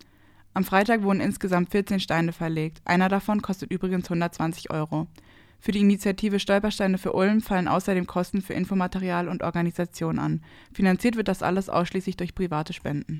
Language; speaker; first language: German; native; German